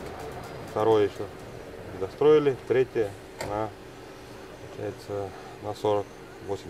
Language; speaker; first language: Russian; native; Russian